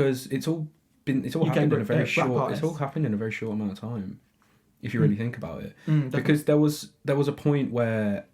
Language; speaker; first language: English; native; English